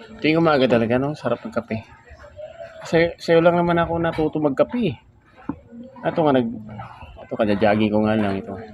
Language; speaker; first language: Filipino; non-native, local second language; Iloko